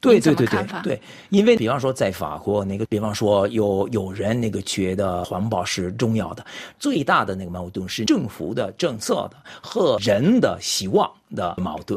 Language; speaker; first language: Chinese; non-native, fluent; French